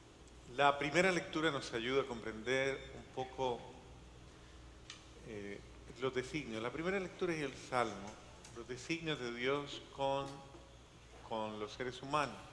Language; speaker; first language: Spanish; native; Spanish